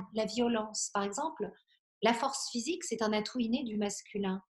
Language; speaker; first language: French; native; French